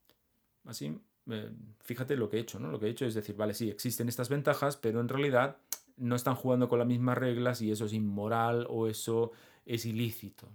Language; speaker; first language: Spanish; native; Spanish